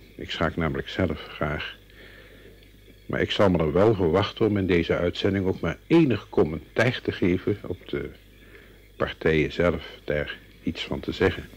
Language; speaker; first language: Dutch; native; Dutch